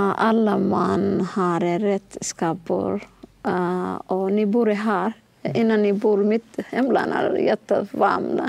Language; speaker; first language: Swedish; non-native, learner; Somali